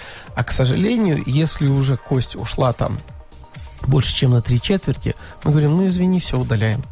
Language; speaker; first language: Russian; native; Russian